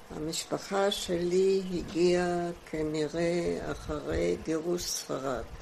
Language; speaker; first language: Hebrew; non-native, fluent; German